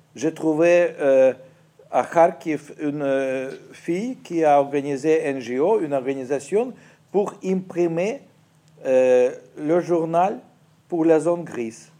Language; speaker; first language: French; non-native, fluent; Ukrainian